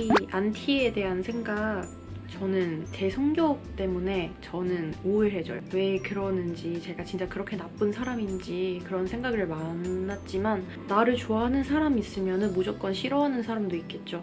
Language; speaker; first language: Korean; non-native, fluent; Cantonese